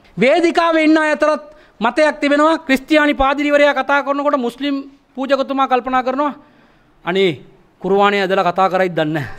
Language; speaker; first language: Sinhala; non-native, local second language; Tamil